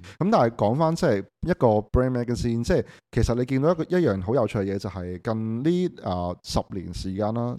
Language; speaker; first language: Cantonese; native; Cantonese